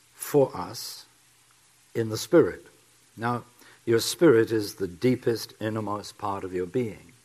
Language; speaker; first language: English; native; English